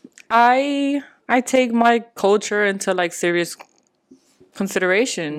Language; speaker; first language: English; early bilingual, other home language; Spanish